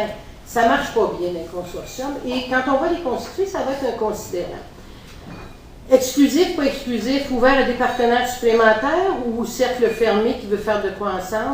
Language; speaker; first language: French; native; French